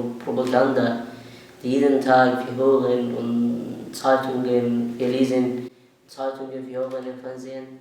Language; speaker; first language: German; non-native, learner; Arabic